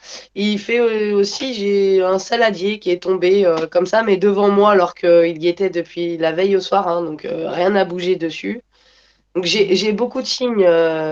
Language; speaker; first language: French; native; French